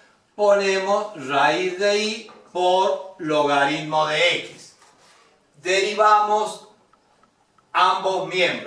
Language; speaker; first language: Spanish; native; Spanish